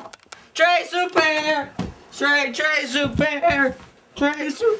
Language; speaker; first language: French; non-native, learner; English